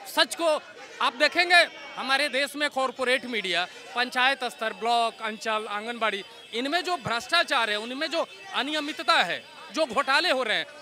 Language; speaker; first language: Hindi; native; Hindi